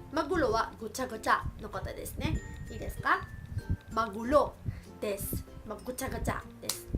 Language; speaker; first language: Japanese; early bilingual, other home language; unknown